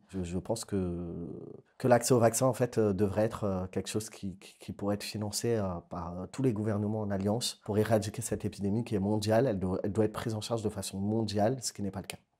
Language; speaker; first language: French; native; French